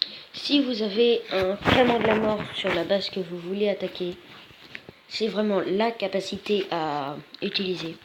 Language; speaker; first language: French; native; French